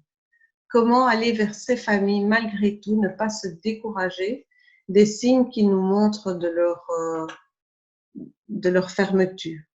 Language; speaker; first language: French; native; French